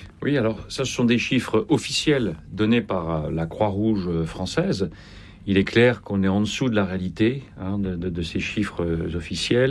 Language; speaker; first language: French; native; French